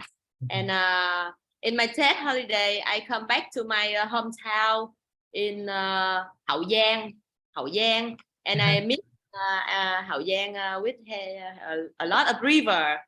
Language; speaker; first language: English; non-native, learner; Vietnamese